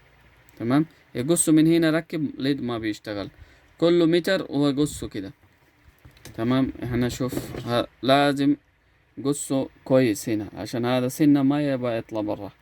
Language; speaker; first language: Arabic; non-native, learner; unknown